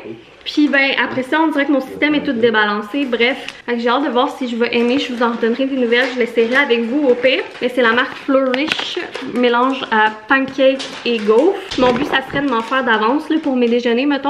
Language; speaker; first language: French; native; French